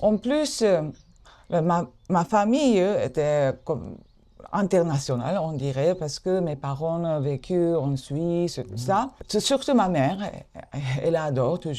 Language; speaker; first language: French; non-native, fluent; Japanese